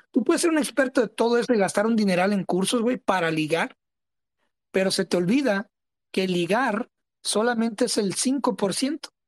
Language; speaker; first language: Spanish; early bilingual, heritage; Spanish